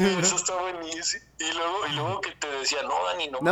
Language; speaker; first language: Spanish; native; Spanish